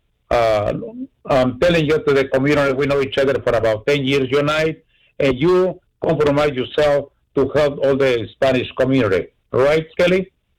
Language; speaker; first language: English; non-native, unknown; Spanish